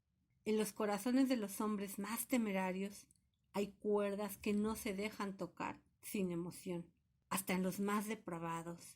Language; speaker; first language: Spanish; native; Spanish